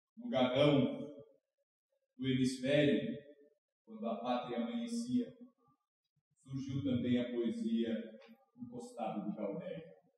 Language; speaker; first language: Portuguese; native; Portuguese